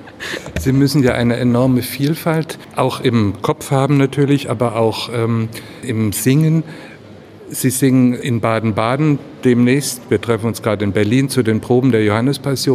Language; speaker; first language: German; native; German